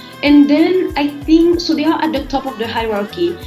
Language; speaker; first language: English; non-native, fluent; French